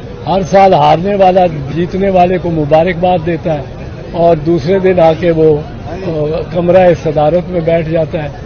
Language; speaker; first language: Urdu; native; Urdu